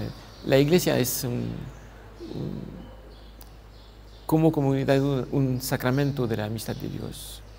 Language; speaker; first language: Spanish; non-native, fluent; French